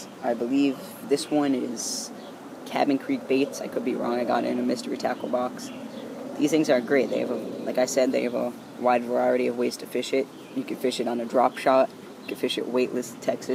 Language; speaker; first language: English; native; English